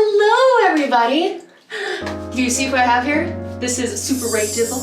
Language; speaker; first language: English; native; English